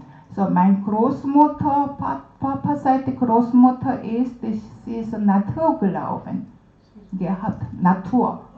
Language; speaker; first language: German; non-native, learner; Korean